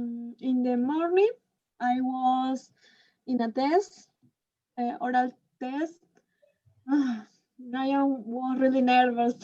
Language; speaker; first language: English; non-native, learner; Spanish